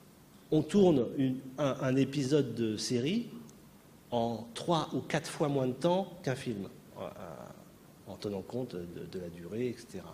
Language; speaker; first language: French; native; French